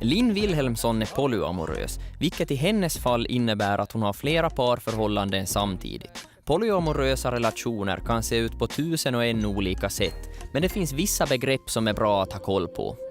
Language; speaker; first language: Swedish; native; Swedish